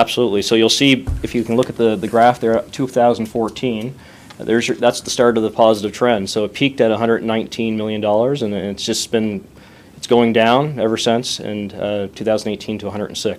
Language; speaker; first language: English; native; English